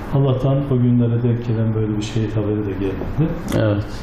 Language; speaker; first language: Turkish; native; Turkish